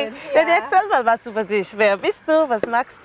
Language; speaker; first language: German; non-native, fluent; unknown